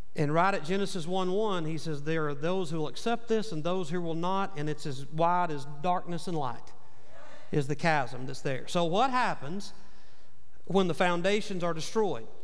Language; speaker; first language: English; native; English